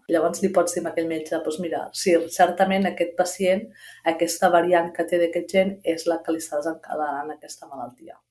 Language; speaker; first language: Catalan; native; Catalan